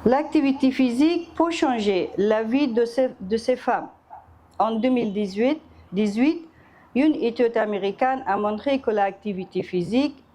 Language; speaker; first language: French; non-native, fluent; Persian